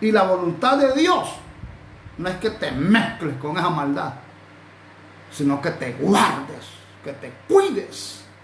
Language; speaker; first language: Spanish; native; Spanish